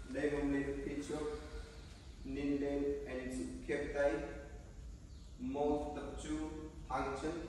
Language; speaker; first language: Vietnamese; non-native, learner; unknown